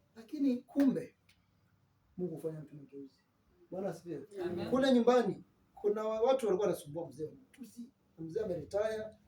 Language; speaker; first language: Swahili; non-native, local second language; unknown